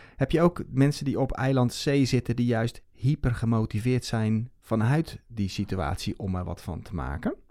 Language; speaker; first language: Dutch; native; Dutch